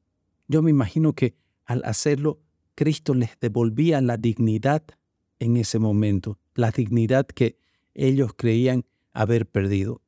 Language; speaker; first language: Spanish; native; Spanish